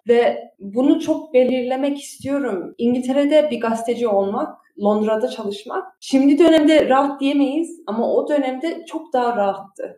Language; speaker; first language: Turkish; early bilingual, heritage; Turkish